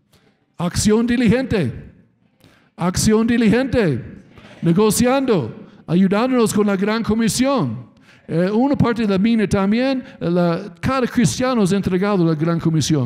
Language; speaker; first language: Spanish; non-native, fluent; English